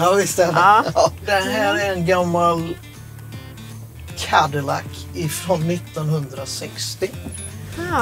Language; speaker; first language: Swedish; native; Swedish